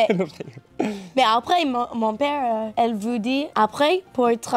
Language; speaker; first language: French; non-native, learner; English